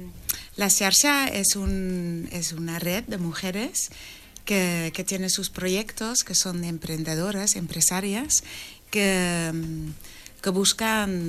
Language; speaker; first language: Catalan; non-native, learner; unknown